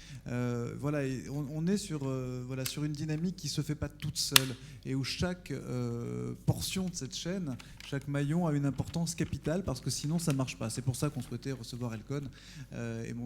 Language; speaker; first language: French; native; French